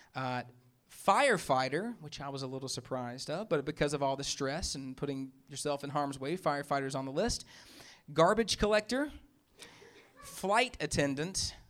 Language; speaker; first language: English; native; English